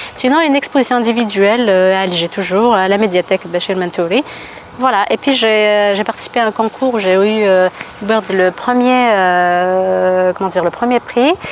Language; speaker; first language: French; non-native, local second language; Kabyle